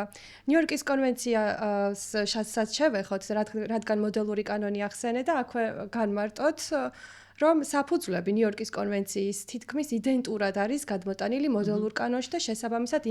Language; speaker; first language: Georgian; native; Georgian